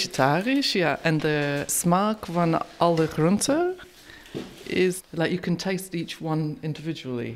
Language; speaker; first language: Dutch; non-native, learner; English